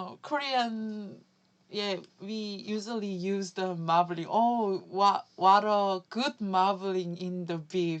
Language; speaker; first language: English; non-native, learner; Korean